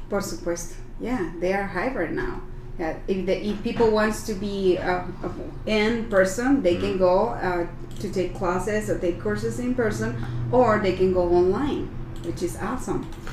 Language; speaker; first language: English; non-native, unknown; Spanish